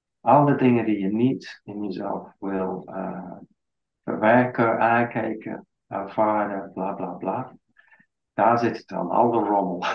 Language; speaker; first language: Dutch; non-native, fluent; English